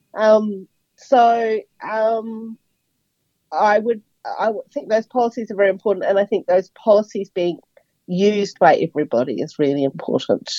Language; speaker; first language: English; native; English